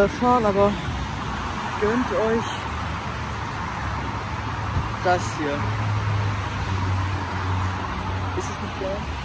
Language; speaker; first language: German; native; German